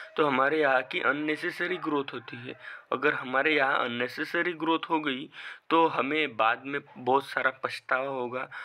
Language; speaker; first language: Hindi; non-native, local second language; Marathi